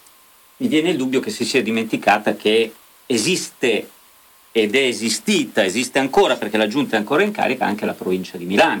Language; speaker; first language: Italian; native; Italian